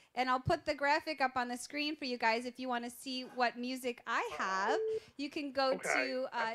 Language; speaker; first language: English; native; English